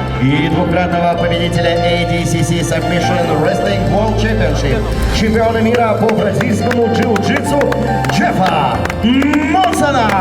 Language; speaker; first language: Russian; native; Russian